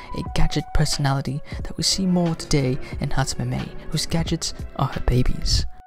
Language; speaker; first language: English; early bilingual, other home language; Spanish